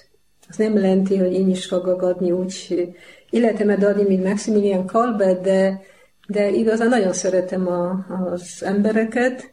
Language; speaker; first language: Hungarian; non-native, fluent; Polish